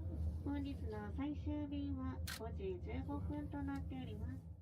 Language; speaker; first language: Japanese; native; Japanese